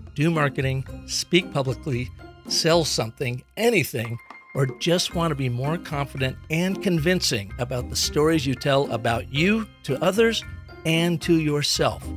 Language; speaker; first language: English; native; English